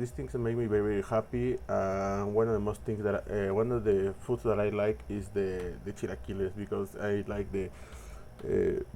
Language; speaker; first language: English; non-native, learner; Spanish